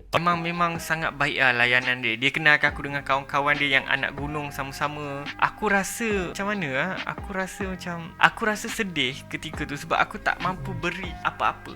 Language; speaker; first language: Malay; native; Malay